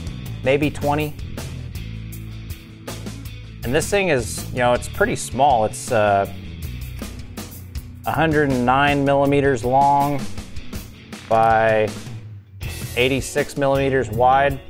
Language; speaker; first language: English; native; English